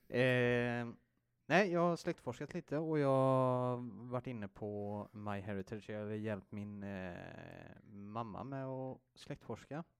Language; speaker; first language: Swedish; native; Swedish